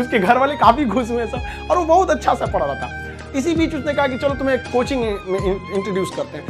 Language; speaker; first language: Hindi; native; Hindi